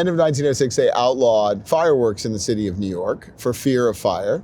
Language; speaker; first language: English; native; English